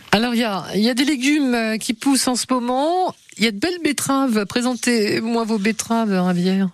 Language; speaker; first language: French; native; French